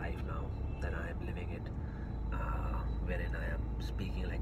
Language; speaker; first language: English; non-native, local second language; Hindi